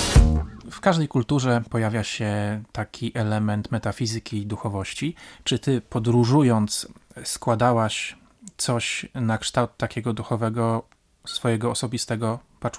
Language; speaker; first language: Polish; native; Polish